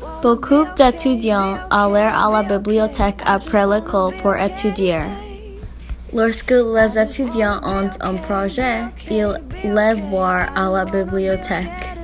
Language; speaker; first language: French; non-native, learner; English